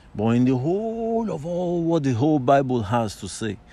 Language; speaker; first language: English; non-native, local second language; Yoruba